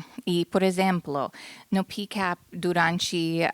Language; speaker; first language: Portuguese; non-native, fluent; English